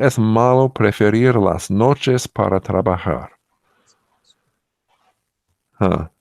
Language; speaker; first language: Spanish; non-native, learner; English